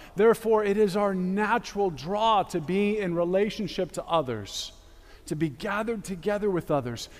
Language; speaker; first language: English; native; English